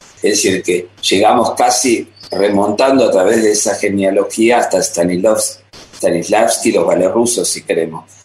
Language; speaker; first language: Spanish; native; Spanish